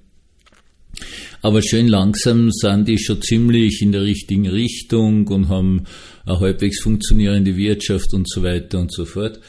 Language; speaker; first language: German; native; German